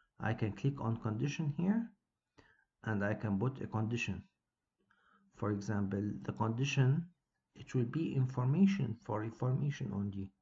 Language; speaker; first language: English; non-native, fluent; Arabic